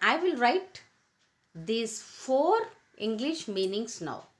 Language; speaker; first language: English; non-native, local second language; Telugu